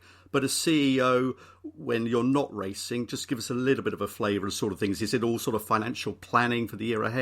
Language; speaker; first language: English; native; English